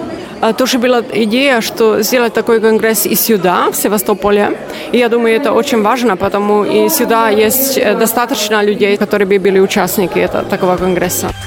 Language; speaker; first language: Russian; non-native, learner; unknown